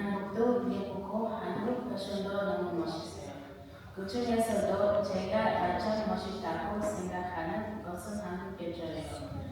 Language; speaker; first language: Korean; non-native, learner; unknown